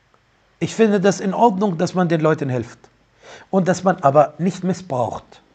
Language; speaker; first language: German; non-native, fluent; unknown